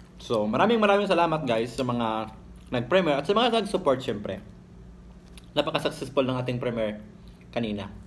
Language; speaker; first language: Filipino; non-native, local second language; Cebuano